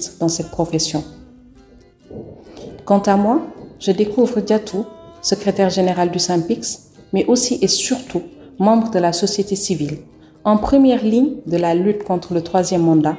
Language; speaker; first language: French; non-native, local second language; Wolof